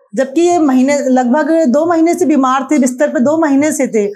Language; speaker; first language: Hindi; native; Hindi